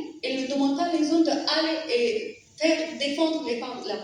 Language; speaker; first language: French; non-native, fluent; Persian